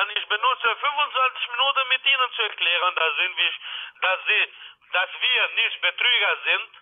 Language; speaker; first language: German; non-native, learner; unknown